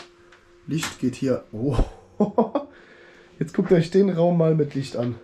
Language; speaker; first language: German; native; German